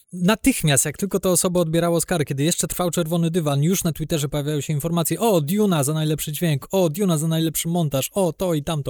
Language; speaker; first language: Polish; native; Polish